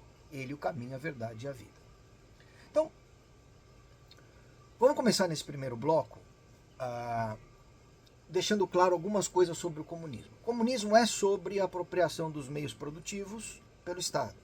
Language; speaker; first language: Portuguese; native; Portuguese